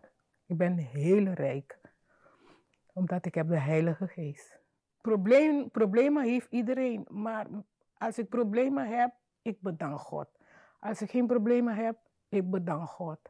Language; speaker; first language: Dutch; non-native, fluent; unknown